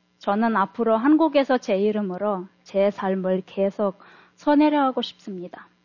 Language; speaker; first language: Korean; non-native, fluent; Turkmen